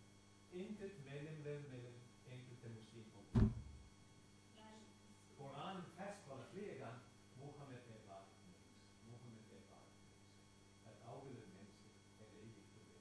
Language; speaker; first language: Danish; non-native, fluent; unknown